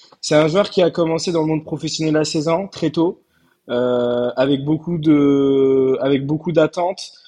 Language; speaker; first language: French; early bilingual, other home language; Turkish